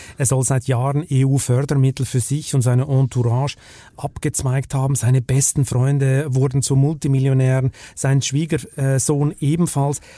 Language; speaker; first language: German; native; German